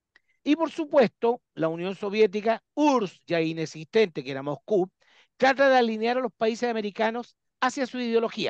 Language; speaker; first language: Spanish; native; Spanish